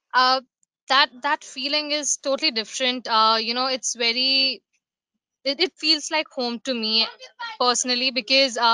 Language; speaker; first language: English; non-native, local second language; Gujarati